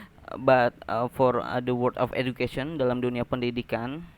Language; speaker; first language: English; non-native, learner; Indonesian